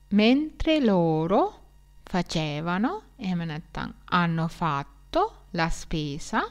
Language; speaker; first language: Italian; non-native, fluent; Sinhala